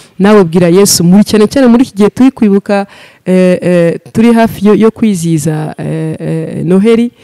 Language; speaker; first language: Kinyarwanda; early bilingual, heritage; Kinyarwanda